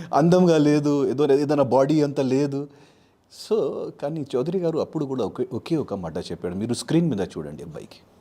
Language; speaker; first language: Telugu; non-native, fluent; Hindi